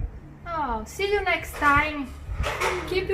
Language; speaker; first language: English; non-native, learner; Portuguese